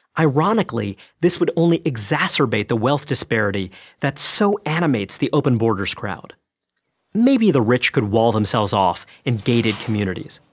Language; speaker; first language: English; early bilingual, other home language; Bangla